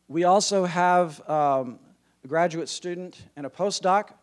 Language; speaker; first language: English; native; English